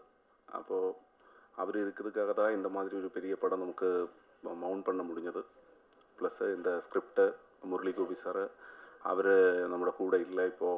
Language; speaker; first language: Tamil; non-native, learner; Malayalam